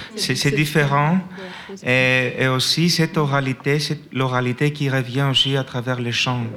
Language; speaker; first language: French; non-native, fluent; Greek